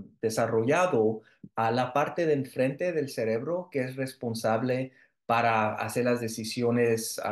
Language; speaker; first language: Spanish; early bilingual, heritage; Spanish